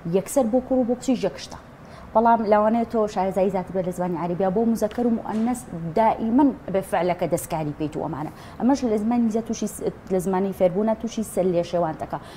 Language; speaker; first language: Central Kurdish; native; Central Kurdish